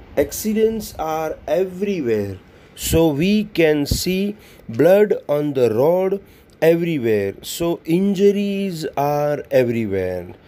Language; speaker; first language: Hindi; non-native, local second language; Gujarati